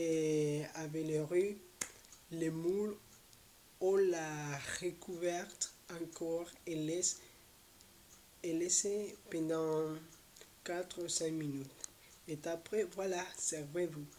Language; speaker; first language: French; non-native, learner; Spanish